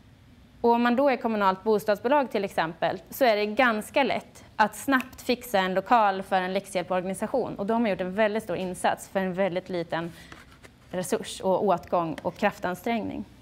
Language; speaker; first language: Swedish; native; Swedish